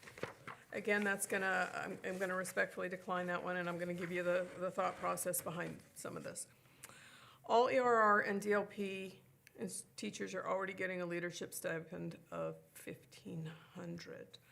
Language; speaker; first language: English; native; English